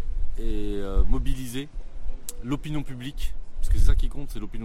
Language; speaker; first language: French; native; French